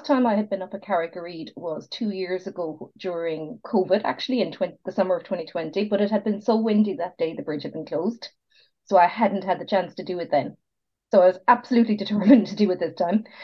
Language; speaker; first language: English; native; English